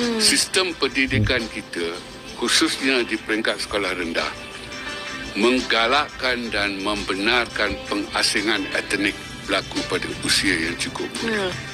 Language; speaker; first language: Malay; native; Malay